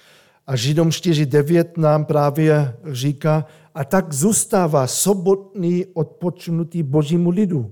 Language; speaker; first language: Czech; non-native, fluent; German